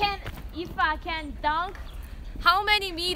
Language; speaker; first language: English; non-native, learner; Korean